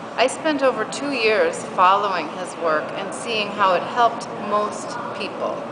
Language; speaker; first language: English; native; English